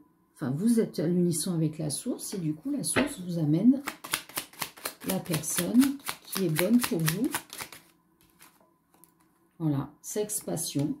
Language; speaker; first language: French; native; French